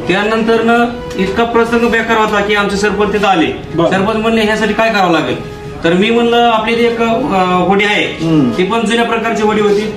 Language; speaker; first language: Marathi; native; Marathi